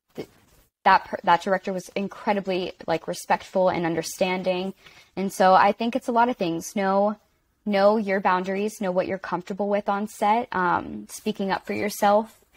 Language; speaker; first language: English; native; English